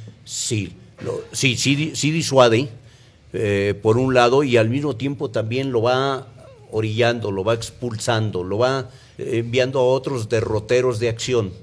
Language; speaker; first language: Spanish; native; Spanish